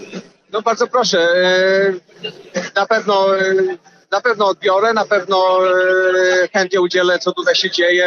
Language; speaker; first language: Polish; early bilingual, heritage; Polish